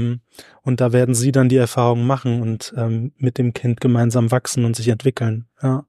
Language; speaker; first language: German; native; German